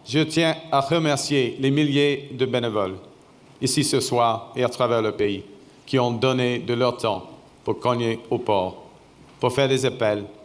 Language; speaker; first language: French; non-native, fluent; English